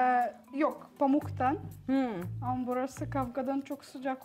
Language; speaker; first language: Turkish; non-native, learner; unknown